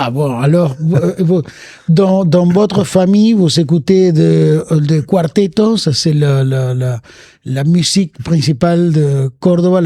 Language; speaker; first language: French; non-native, fluent; Spanish